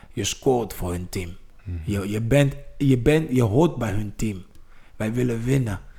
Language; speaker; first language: Dutch; non-native, fluent; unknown